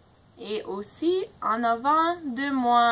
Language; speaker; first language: French; non-native, fluent; English